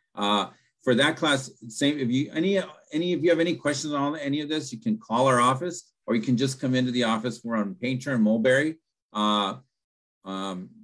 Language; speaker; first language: English; early bilingual, other home language; Spanish